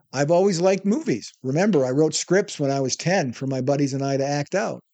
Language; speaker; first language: English; native; English